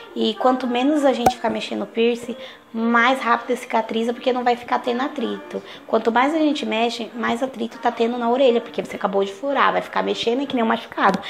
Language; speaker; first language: Portuguese; native; Portuguese